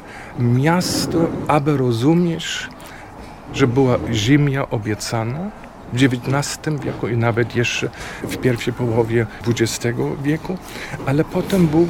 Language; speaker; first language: Polish; non-native, fluent; German